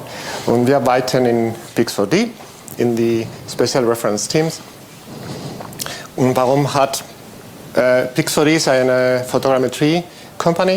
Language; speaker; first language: German; non-native, fluent; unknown